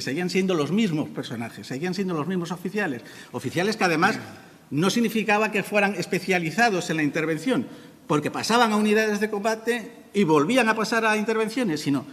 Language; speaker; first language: Spanish; native; Spanish